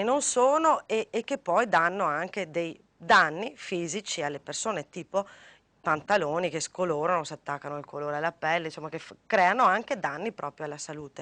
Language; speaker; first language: Italian; native; Italian